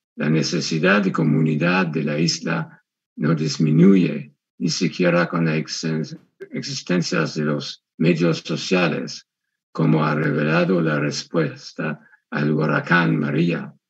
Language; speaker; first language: Spanish; non-native, fluent; French